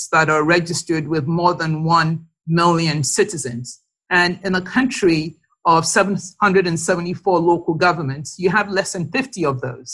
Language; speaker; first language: English; non-native, local second language; Yoruba